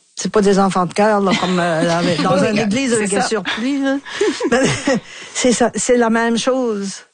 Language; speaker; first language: French; native; French